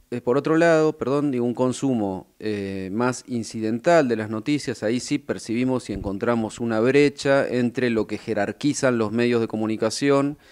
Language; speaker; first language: Spanish; native; Spanish